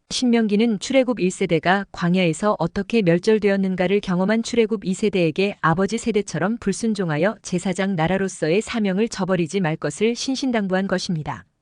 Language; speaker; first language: Korean; native; Korean